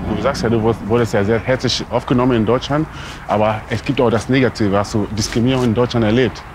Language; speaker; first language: German; early bilingual, other home language; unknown